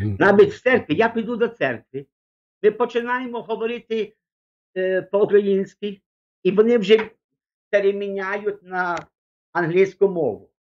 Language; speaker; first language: Ukrainian; early bilingual, heritage; Ukrainian